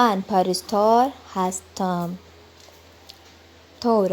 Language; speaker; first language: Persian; non-native, learner; Urdu